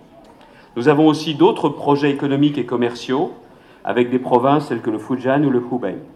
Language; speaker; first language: French; native; French